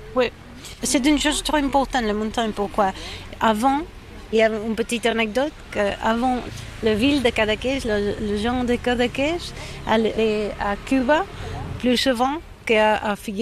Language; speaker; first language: French; non-native, learner; Catalan